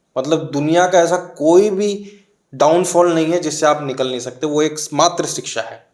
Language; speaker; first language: Hindi; native; Hindi